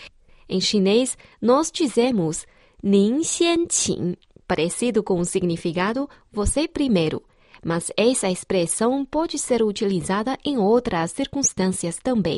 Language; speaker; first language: Portuguese; non-native, fluent; Chinese